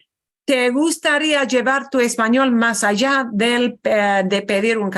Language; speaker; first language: Spanish; non-native, fluent; English